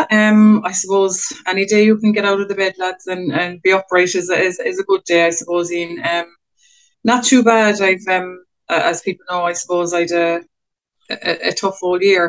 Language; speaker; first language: English; native; English